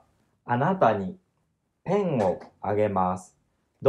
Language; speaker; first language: Japanese; non-native, learner; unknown